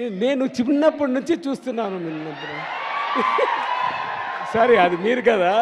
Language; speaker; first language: Telugu; non-native, learner; Tamil